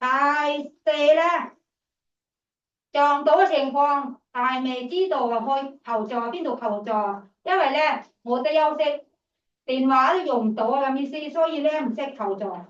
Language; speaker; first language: Cantonese; non-native, fluent; Thai